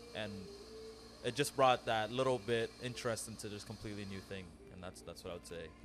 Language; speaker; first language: English; early bilingual, other home language; Amharic